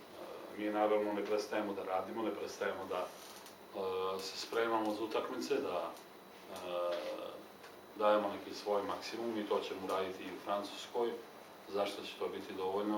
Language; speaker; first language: Serbian; native; Serbian